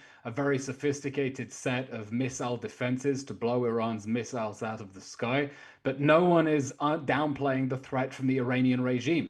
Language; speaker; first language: English; native; English